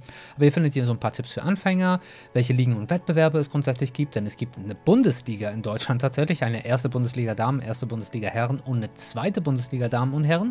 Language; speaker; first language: German; native; German